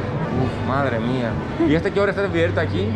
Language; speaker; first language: Spanish; non-native, learner; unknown